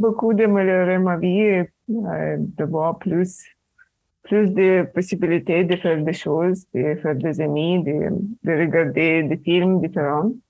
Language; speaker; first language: French; non-native, fluent; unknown